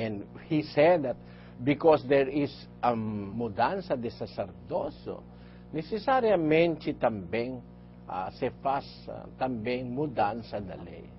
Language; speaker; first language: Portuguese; non-native, learner; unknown